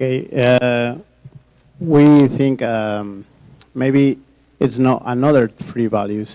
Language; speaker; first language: English; non-native, learner; Spanish